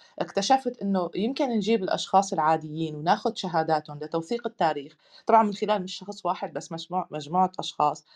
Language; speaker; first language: Arabic; native; Arabic